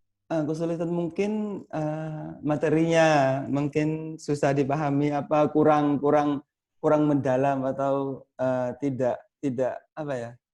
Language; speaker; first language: Indonesian; non-native, fluent; Thai